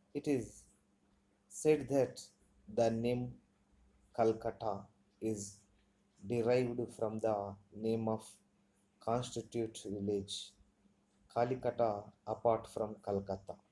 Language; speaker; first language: English; non-native, local second language; Telugu